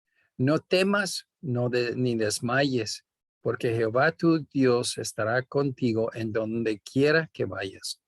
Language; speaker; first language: Spanish; non-native, fluent; English